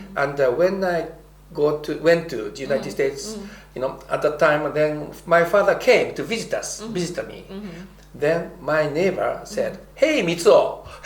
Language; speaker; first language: English; non-native, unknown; Japanese